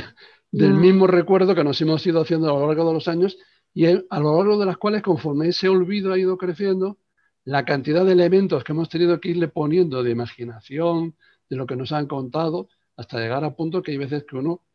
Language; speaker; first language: Spanish; native; Spanish